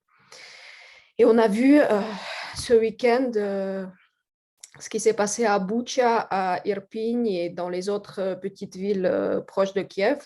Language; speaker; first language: French; non-native, fluent; Russian